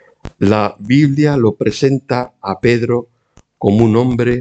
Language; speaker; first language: Spanish; native; Spanish